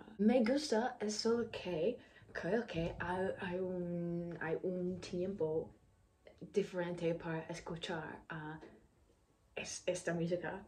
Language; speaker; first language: Spanish; non-native, learner; English